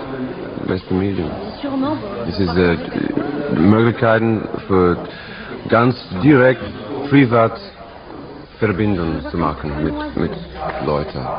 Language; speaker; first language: German; non-native, learner; English